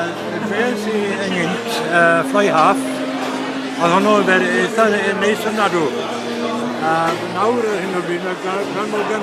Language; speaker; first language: Welsh; native; Welsh